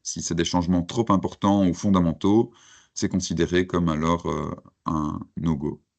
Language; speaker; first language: French; native; French